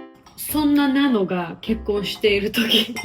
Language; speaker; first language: Japanese; non-native, fluent; Georgian